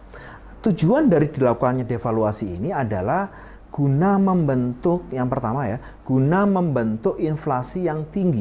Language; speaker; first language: Indonesian; native; Indonesian